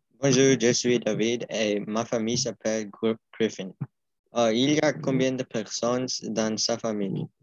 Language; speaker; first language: French; non-native, learner; English